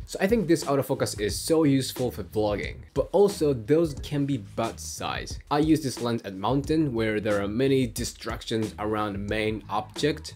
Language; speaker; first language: English; non-native, fluent; Japanese